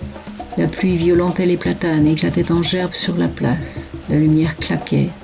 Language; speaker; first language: French; native; French